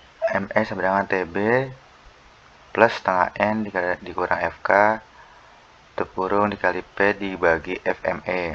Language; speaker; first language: Indonesian; native; Indonesian